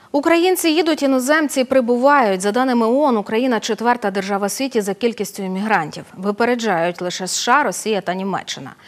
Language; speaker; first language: Ukrainian; native; Ukrainian